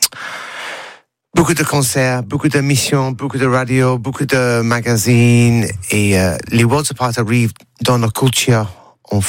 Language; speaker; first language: French; non-native, learner; English